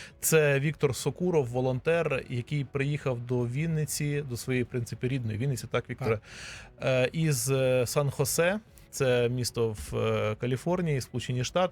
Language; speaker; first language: Ukrainian; native; Ukrainian